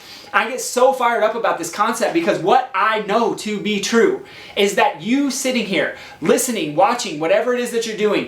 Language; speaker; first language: English; native; English